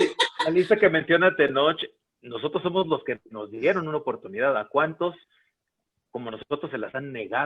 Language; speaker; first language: Spanish; native; Spanish